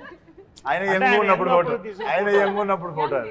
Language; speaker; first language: Telugu; native; Telugu